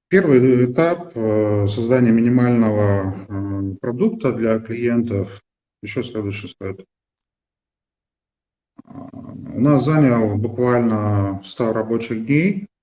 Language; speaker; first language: Russian; native; Russian